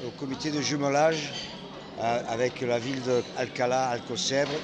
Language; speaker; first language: French; native; French